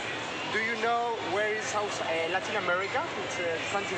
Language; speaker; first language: English; non-native, learner; French